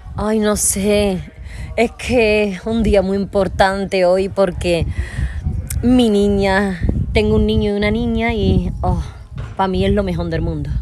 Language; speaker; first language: Spanish; native; Spanish